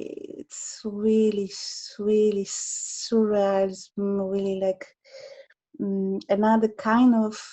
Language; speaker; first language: English; non-native, learner; Polish